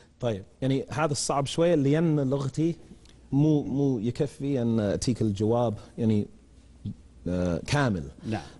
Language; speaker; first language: Arabic; non-native, learner; English